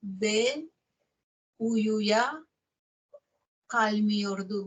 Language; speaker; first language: Turkish; non-native, learner; Spanish